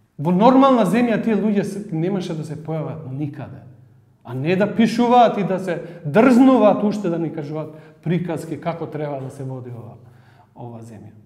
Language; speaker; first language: Macedonian; non-native, local second language; Albanian